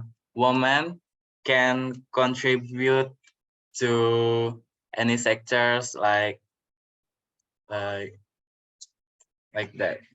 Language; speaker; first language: English; non-native, learner; Indonesian